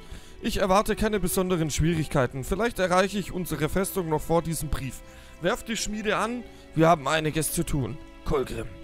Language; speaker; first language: German; native; German